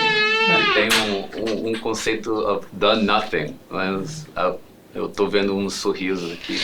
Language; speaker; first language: Portuguese; non-native, fluent; English